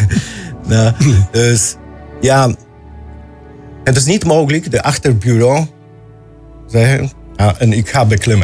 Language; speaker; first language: Dutch; non-native, learner; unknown